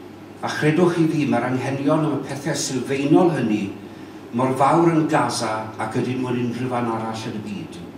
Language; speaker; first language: Welsh; native; Welsh